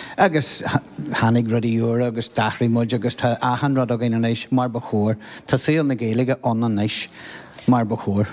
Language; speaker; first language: Irish; non-native, local second language; English